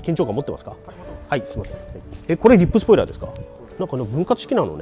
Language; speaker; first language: Japanese; native; Japanese